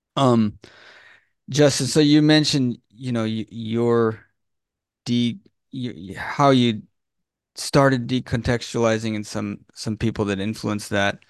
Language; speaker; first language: English; native; English